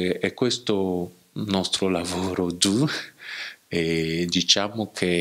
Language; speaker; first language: Italian; non-native, learner; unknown